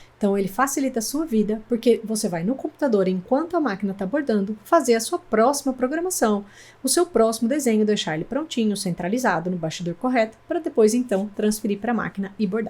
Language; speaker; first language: Portuguese; native; Portuguese